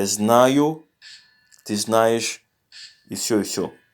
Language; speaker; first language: Russian; non-native, learner; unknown